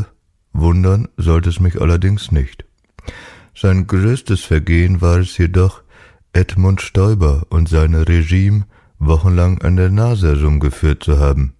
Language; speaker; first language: German; native; German